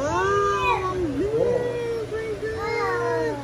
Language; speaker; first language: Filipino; native; Filipino